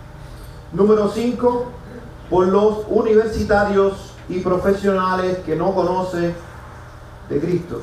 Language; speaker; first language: Spanish; native; Spanish